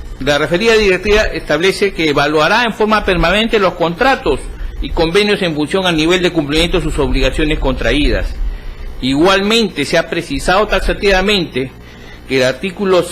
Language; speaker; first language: Spanish; native; Spanish